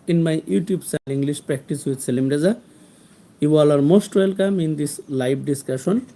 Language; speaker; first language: English; non-native, local second language; Bangla